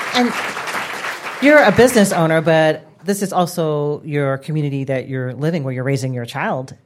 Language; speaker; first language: English; native; English